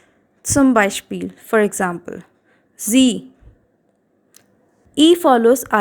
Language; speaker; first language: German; non-native, fluent; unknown